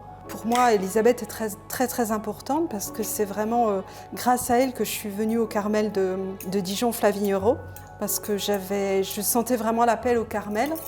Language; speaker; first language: French; native; French